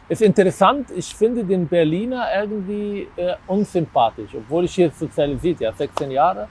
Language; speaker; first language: German; non-native, fluent; Arabic